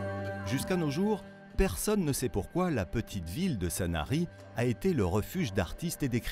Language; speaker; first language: French; native; French